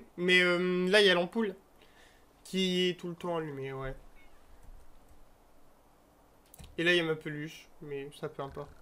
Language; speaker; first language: French; native; French